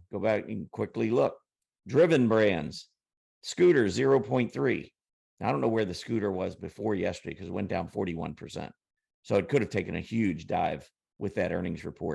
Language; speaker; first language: English; native; English